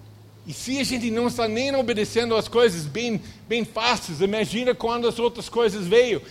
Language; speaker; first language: Portuguese; non-native, fluent; English